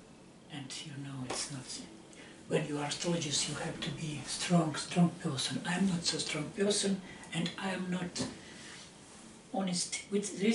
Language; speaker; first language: English; non-native, learner; Russian